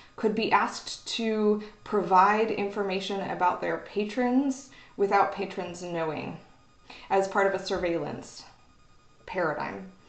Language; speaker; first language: English; native; English